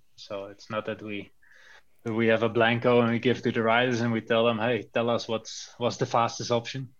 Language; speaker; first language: English; non-native, fluent; Dutch